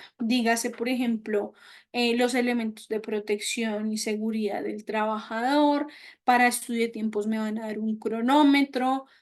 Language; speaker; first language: Spanish; native; Spanish